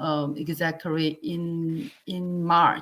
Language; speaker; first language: English; non-native, learner; Korean